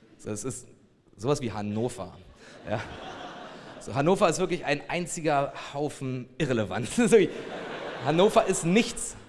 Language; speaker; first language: German; native; German